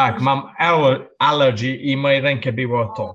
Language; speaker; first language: Polish; non-native, learner; English